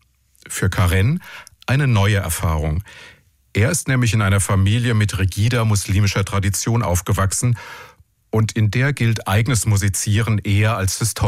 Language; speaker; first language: German; native; German